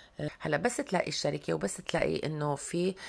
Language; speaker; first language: Arabic; native; Arabic